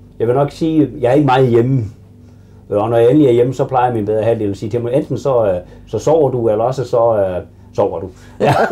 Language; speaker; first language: Danish; native; Danish